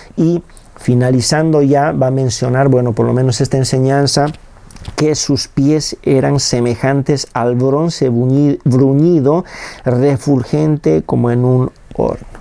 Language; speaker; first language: Spanish; native; Spanish